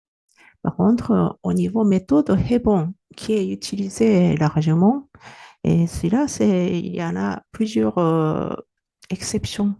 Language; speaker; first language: French; non-native, fluent; Japanese